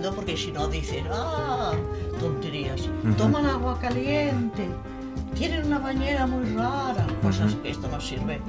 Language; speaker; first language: Spanish; native; Spanish